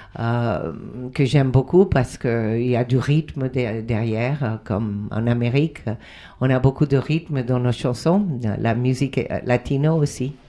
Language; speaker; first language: French; non-native, fluent; Spanish